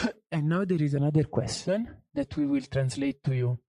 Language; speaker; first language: English; non-native, fluent; Italian